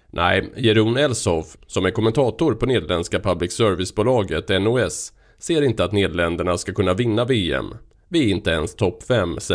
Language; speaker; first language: Swedish; native; Swedish